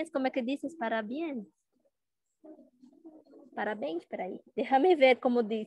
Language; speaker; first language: Spanish; non-native, learner; Portuguese